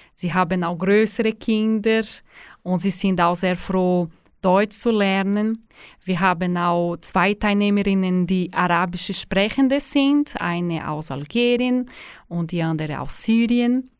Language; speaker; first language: German; non-native, fluent; Portuguese